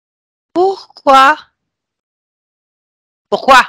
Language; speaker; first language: French; native; French